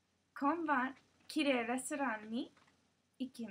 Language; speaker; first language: Japanese; non-native, learner; English